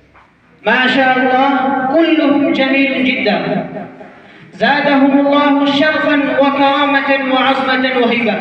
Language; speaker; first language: Arabic; non-native, learner; Urdu